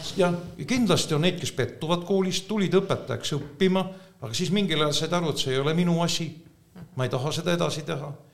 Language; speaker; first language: Estonian; native; Estonian